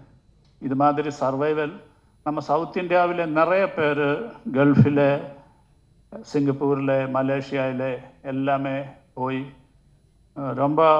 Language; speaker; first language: Tamil; non-native, learner; Malayalam